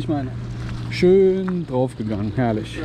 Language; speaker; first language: German; native; German